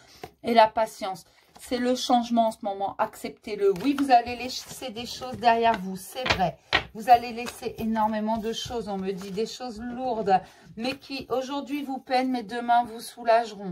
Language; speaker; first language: French; native; French